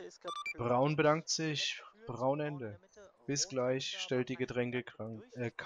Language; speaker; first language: German; native; German